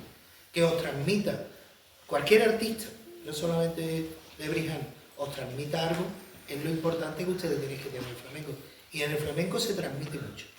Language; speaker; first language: Spanish; native; Spanish